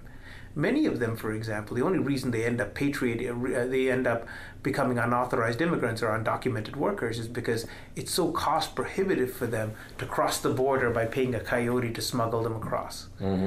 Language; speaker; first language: English; non-native, local second language; Tamil